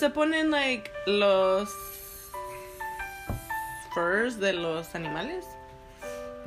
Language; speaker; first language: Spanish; early bilingual, heritage; Spanish